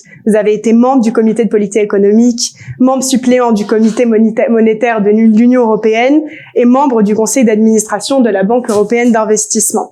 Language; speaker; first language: French; native; French